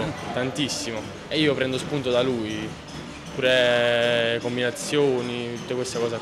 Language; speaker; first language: Italian; native; Italian